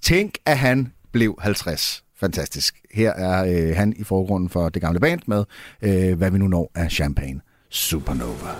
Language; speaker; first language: Danish; native; Danish